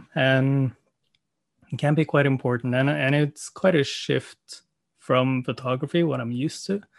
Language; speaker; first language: English; non-native, fluent; Norwegian